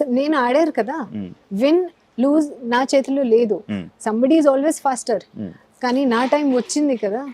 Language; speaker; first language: Telugu; non-native, learner; Hindi